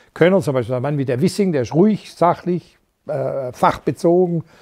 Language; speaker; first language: German; native; German